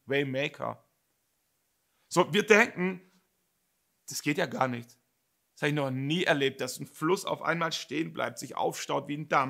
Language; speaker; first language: German; native; German